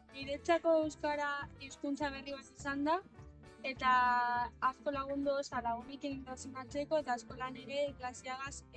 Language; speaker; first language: Basque; early bilingual, other home language; Urdu